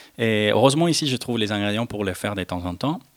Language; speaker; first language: French; non-native, fluent; Spanish